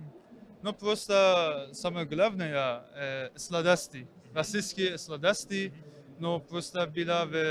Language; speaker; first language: Russian; non-native, learner; Persian